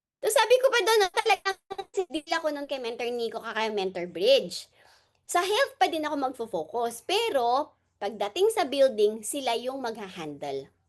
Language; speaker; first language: Filipino; non-native, local second language; Hiligaynon